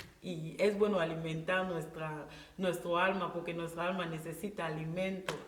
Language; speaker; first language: Spanish; non-native, local second language; Fang